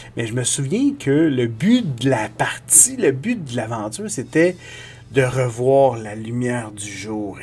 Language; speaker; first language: French; native; French